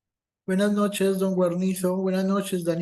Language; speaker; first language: Spanish; native; Spanish